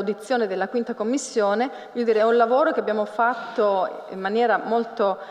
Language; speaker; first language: Italian; native; Italian